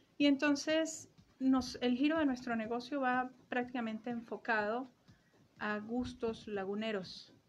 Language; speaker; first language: Spanish; native; Spanish